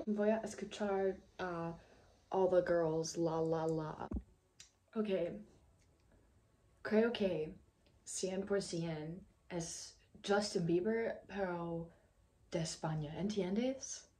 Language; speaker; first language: Spanish; non-native, learner; English